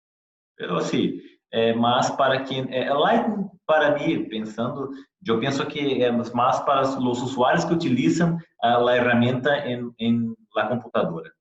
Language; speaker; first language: Spanish; non-native, fluent; Portuguese